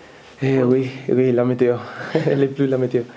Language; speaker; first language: French; non-native, learner; Spanish